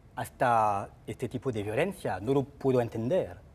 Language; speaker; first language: Spanish; non-native, fluent; French